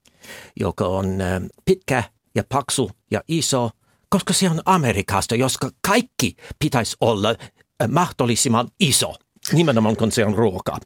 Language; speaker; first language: Finnish; non-native, fluent; English